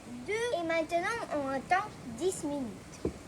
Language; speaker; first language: French; non-native, learner; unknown